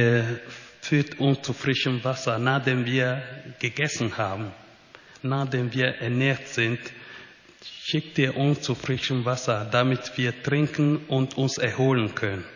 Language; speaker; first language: German; non-native, fluent; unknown